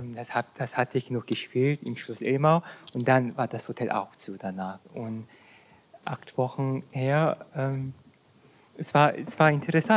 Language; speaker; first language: German; non-native, fluent; Korean